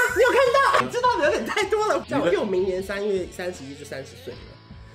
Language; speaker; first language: Chinese; native; Chinese